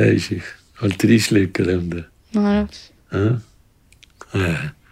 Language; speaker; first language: Arabic; native; Arabic